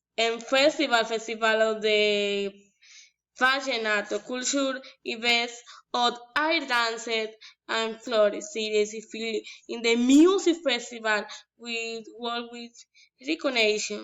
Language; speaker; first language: English; non-native, learner; Spanish